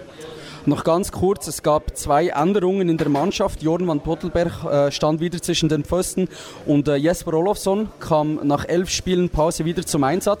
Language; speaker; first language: German; native; German